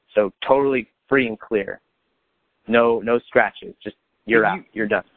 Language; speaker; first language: English; native; English